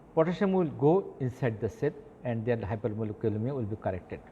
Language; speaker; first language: English; non-native, local second language; Bangla